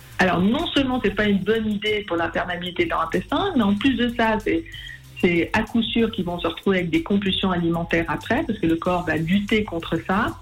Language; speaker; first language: French; native; French